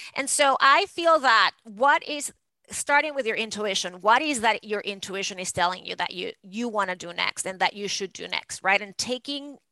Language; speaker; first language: English; non-native, fluent; Spanish